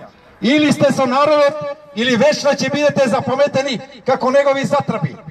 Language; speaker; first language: Macedonian; native; Macedonian